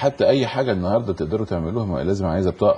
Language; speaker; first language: Arabic; native; Arabic